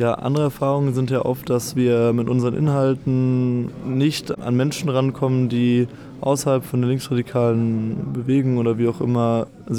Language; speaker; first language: German; native; German